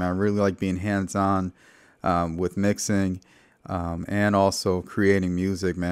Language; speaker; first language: English; native; English